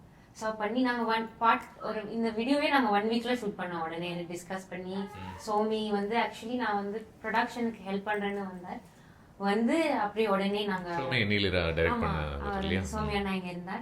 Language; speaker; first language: Tamil; early bilingual, heritage; Tamil